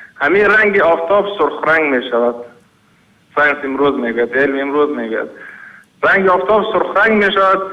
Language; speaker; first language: Persian; native; Persian